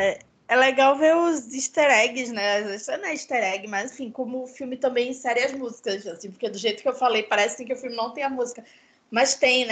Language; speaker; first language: Portuguese; native; Portuguese